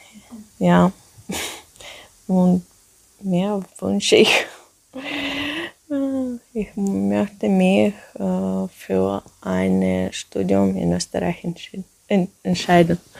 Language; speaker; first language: German; non-native, fluent; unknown